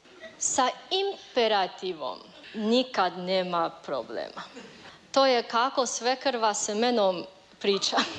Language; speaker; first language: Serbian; non-native, learner; Chinese